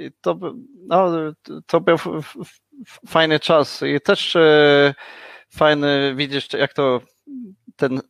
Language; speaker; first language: Polish; non-native, learner; Swedish